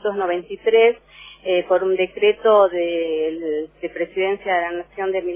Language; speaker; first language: Spanish; native; Spanish